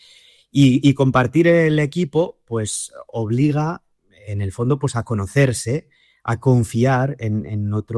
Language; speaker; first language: Spanish; native; Spanish